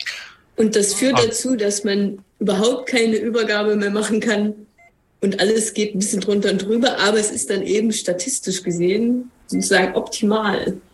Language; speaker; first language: German; native; German